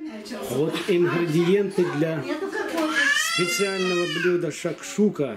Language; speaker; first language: Russian; native; Russian